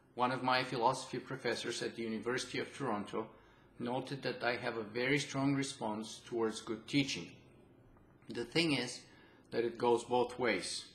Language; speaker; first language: English; non-native, fluent; Bulgarian